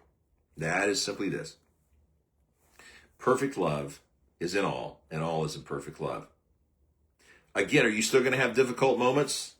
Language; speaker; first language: English; native; English